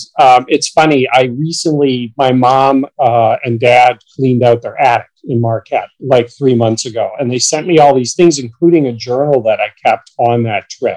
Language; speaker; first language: English; native; English